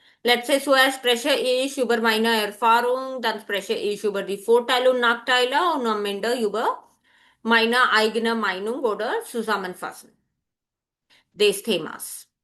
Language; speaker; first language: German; non-native, fluent; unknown